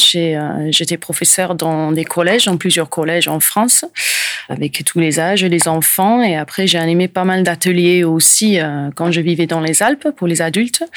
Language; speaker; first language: French; non-native, fluent; English